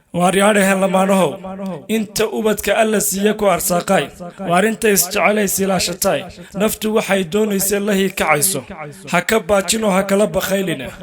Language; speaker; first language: Somali; native; Somali